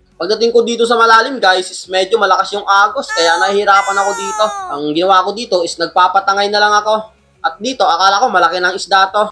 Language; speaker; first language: Filipino; non-native, local second language; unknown